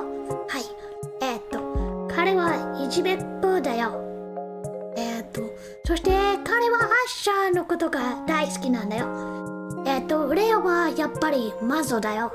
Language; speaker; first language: Japanese; non-native, learner; English